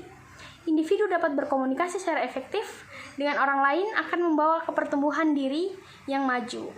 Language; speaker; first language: Indonesian; native; Indonesian